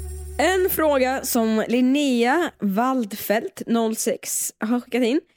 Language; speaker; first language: Swedish; native; Swedish